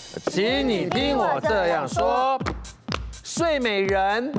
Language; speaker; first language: Chinese; native; Chinese